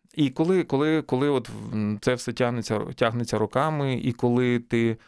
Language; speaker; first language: Ukrainian; native; Ukrainian